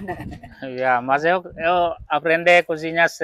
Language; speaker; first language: Portuguese; non-native, learner; Vietnamese